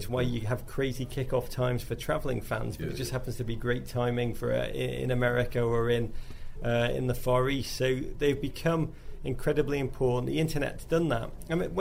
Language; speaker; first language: English; native; English